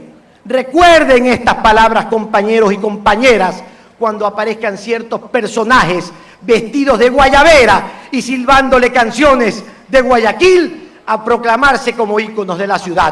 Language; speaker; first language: Spanish; native; Spanish